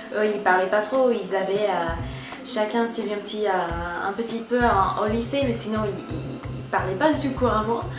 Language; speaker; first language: French; non-native, fluent; English